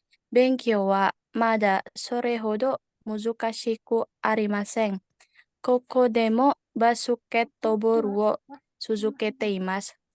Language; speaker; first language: Japanese; non-native, learner; Indonesian